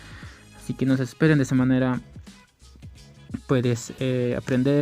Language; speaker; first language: Spanish; non-native, local second language; Quechua